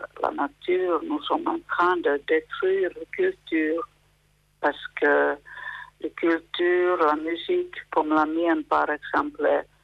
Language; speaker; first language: French; non-native, fluent; Finnish